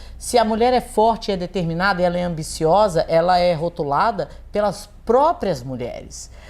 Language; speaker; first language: Portuguese; native; Portuguese